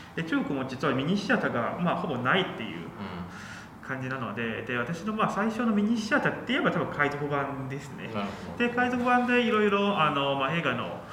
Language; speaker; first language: Japanese; non-native, fluent; Chinese